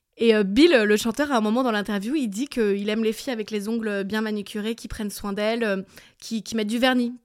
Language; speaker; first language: French; early bilingual, other home language; English